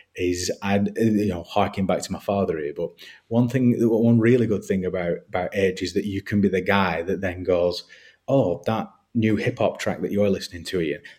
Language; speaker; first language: English; native; English